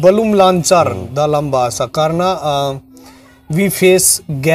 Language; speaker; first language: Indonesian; non-native, learner; Hindi